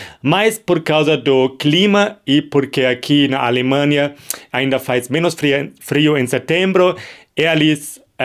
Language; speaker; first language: Portuguese; non-native, fluent; German